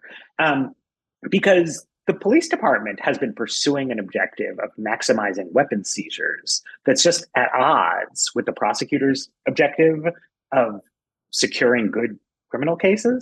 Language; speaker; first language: English; native; English